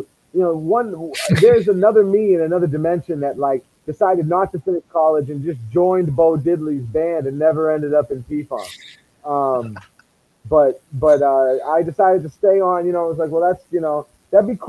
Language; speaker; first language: English; native; English